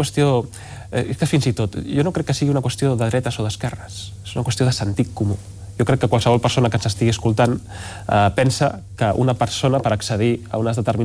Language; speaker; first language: Catalan; native; Catalan